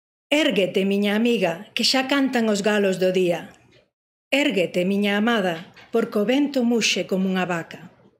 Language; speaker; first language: Galician; native; Galician